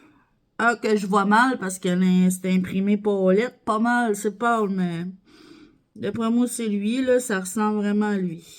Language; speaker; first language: French; native; French